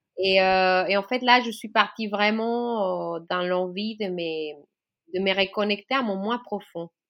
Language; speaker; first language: French; non-native, fluent; Spanish